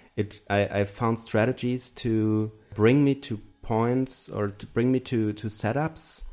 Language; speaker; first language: English; non-native, fluent; German